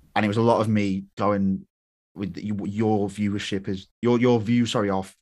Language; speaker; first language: English; native; English